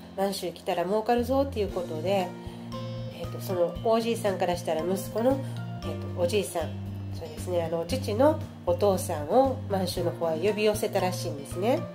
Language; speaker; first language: Japanese; native; Japanese